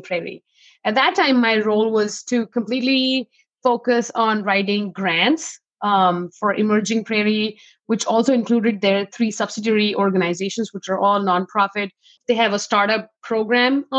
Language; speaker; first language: English; non-native, local second language; Hindi